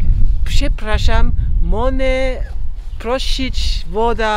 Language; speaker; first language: Polish; non-native, learner; German